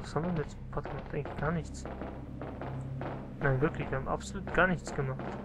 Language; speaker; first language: German; native; German